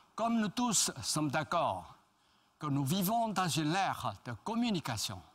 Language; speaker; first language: French; non-native, fluent; Chinese